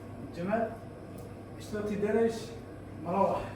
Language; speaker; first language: Russian; non-native, learner; Somali